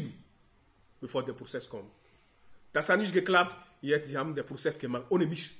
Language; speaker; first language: German; non-native, learner; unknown